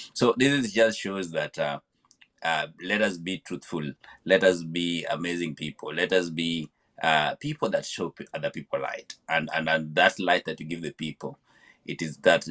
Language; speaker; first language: English; non-native, local second language; Luo (Kenya and Tanzania)